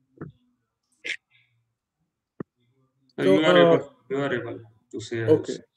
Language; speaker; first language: English; non-native, local second language; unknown